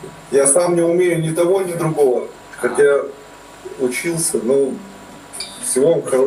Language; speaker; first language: Russian; native; Russian